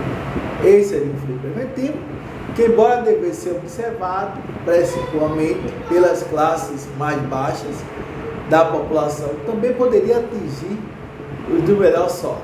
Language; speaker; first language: Portuguese; native; Portuguese